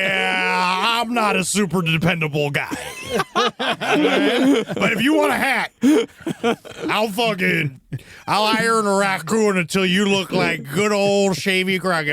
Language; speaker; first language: English; native; English